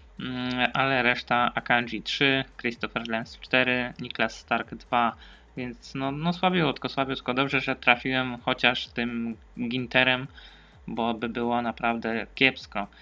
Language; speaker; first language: Polish; native; Polish